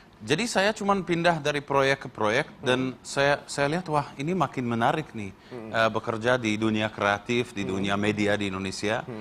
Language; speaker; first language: Indonesian; non-native, fluent; English